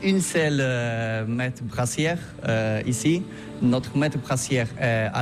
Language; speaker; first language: French; non-native, learner; Polish